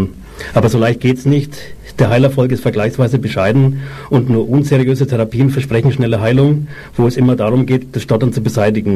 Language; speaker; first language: German; native; German